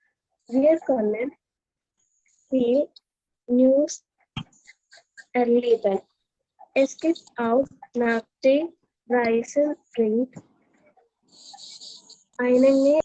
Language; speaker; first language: German; non-native, learner; Malayalam